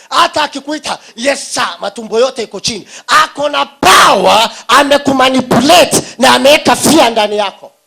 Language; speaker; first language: Swahili; non-native, local second language; Somali